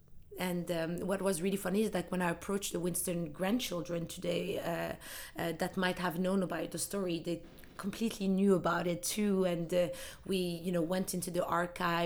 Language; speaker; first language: English; non-native, fluent; Arabic